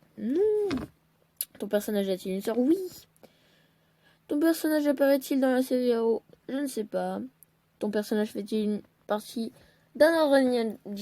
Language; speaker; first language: French; native; French